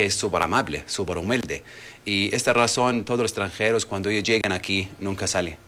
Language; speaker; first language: Spanish; non-native, learner; Arabic